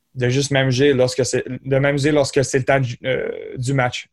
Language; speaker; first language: French; native; French